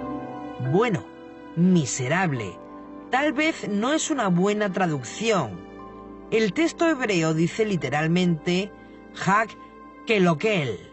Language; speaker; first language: Spanish; native; Spanish